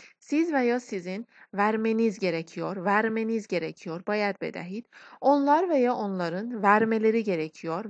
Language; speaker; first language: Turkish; non-native, fluent; Persian